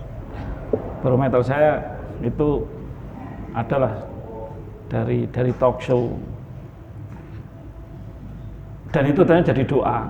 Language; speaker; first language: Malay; non-native, local second language; Javanese